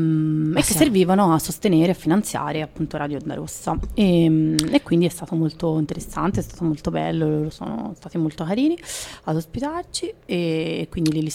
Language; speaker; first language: Italian; native; Italian